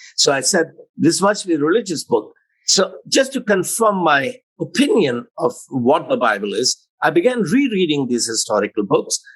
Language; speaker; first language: English; non-native, local second language; Hindi